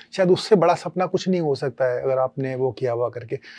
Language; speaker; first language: Hindi; native; Hindi